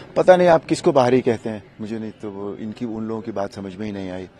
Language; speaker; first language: Hindi; native; Hindi